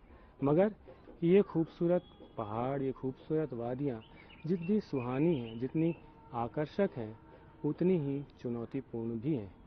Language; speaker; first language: Hindi; native; Hindi